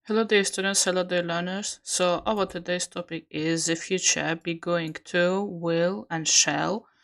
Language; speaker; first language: English; non-native, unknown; Azerbaijani